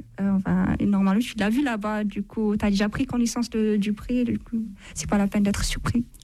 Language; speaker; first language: French; non-native, fluent; Amharic